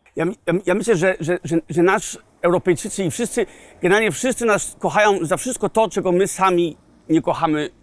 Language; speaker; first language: Polish; early bilingual, heritage; Polish